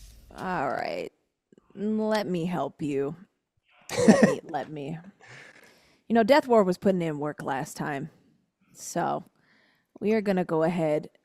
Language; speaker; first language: English; native; English